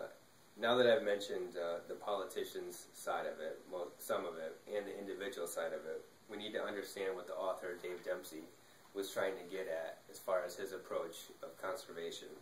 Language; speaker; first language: English; native; English